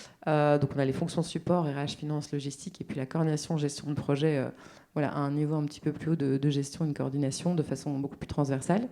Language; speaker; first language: French; native; French